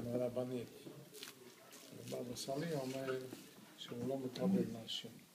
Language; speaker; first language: Hebrew; non-native, fluent; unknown